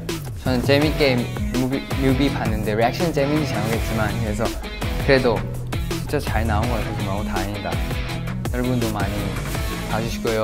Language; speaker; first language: Korean; non-native, fluent; Thai